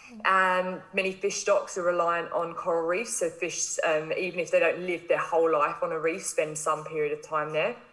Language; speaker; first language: English; native; English